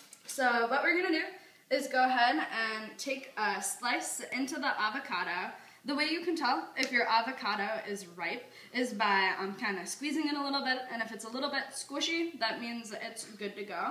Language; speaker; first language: English; native; English